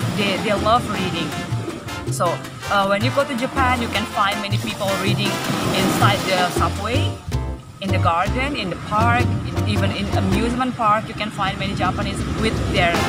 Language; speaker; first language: English; non-native, fluent; Indonesian